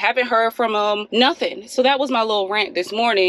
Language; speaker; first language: English; native; English